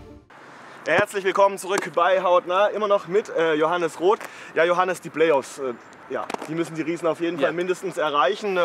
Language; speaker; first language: German; native; German